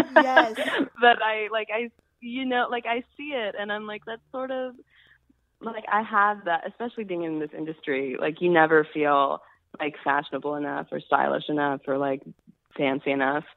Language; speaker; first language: English; native; English